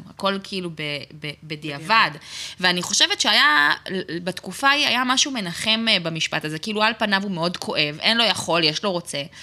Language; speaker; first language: Hebrew; native; Hebrew